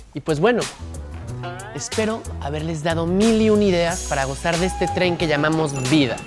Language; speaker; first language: Spanish; native; Spanish